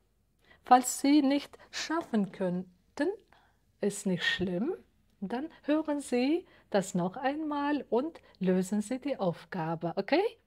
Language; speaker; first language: German; non-native, fluent; Uzbek